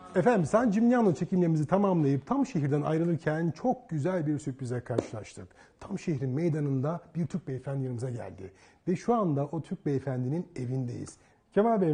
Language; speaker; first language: Turkish; native; Turkish